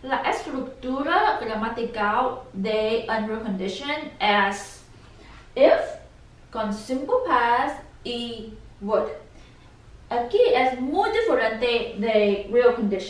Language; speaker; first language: Spanish; non-native, learner; English